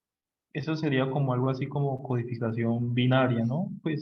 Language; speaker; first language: Spanish; native; Spanish